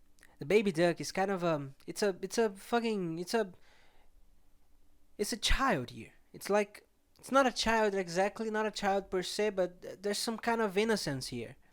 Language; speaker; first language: English; non-native, fluent; Portuguese